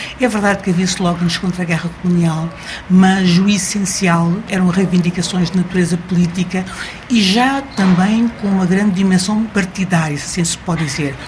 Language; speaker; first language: Portuguese; native; Portuguese